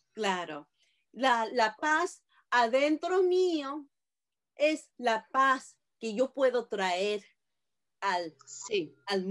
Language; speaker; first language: Spanish; non-native, fluent; Japanese